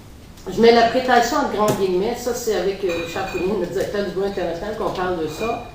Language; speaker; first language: French; native; French